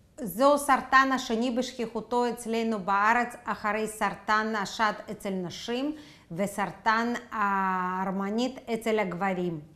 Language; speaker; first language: Hebrew; non-native, fluent; Russian